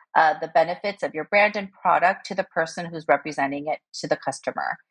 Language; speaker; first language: English; early bilingual, other home language; Korean